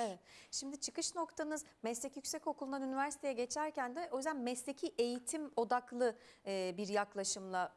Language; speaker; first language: Turkish; native; Turkish